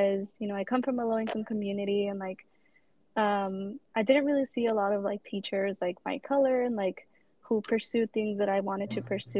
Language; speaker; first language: English; native; English